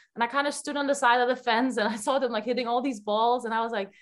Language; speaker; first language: English; non-native, fluent; Dutch